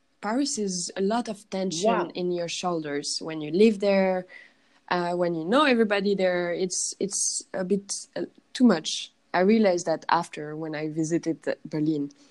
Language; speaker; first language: English; non-native, fluent; French